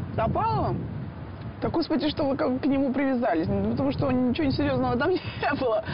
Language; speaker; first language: Russian; non-native, fluent; Georgian